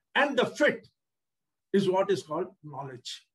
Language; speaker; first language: English; non-native, local second language; Tamil